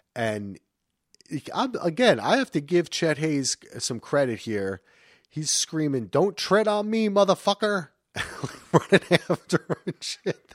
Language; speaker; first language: English; native; English